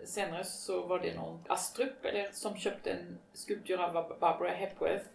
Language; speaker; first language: Norwegian; non-native, fluent; French